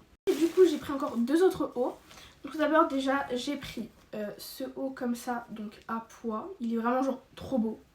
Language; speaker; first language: French; native; French